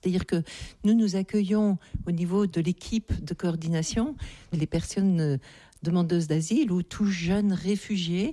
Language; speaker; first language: French; native; French